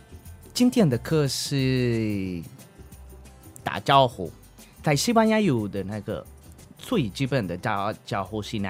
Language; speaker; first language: Chinese; non-native, learner; Spanish